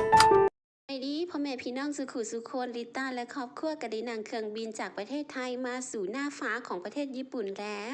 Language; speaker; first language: Thai; non-native, local second language; Lao